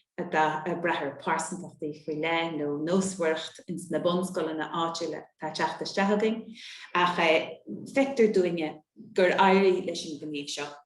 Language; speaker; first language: Irish; native; Irish